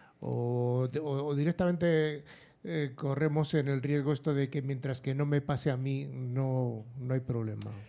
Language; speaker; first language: Spanish; native; Spanish